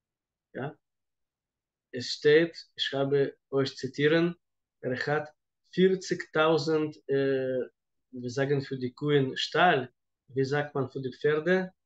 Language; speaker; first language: German; non-native, fluent; Russian